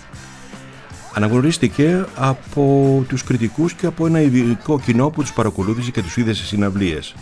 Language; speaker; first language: Greek; native; Greek